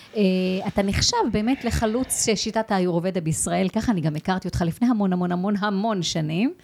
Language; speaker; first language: Hebrew; non-native, fluent; Russian